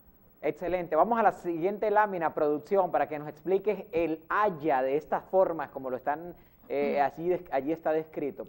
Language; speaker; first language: Spanish; native; Spanish